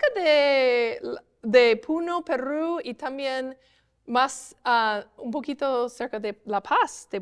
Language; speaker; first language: Spanish; non-native, learner; English